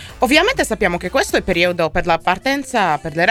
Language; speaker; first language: Italian; native; Italian